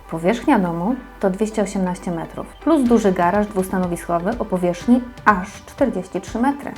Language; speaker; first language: Polish; native; Polish